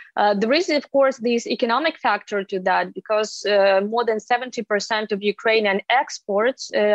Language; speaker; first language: English; non-native, fluent; Ukrainian